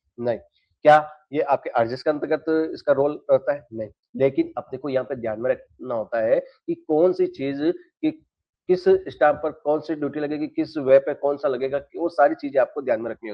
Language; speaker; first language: Hindi; native; Hindi